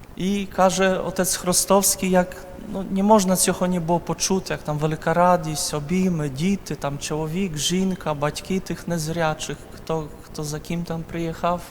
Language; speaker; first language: Ukrainian; non-native, fluent; Polish